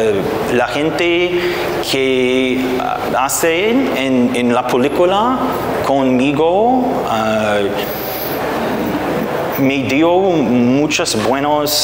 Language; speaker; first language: Spanish; non-native, learner; English